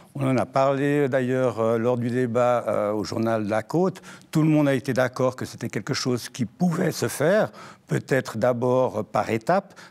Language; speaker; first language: French; native; French